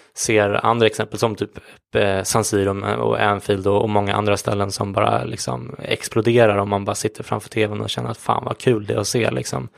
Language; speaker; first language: Swedish; native; Swedish